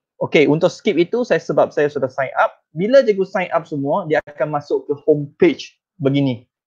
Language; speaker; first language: Malay; non-native, local second language; Chinese